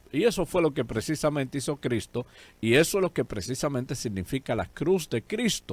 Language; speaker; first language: Spanish; native; Spanish